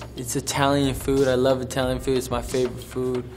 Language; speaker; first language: English; native; English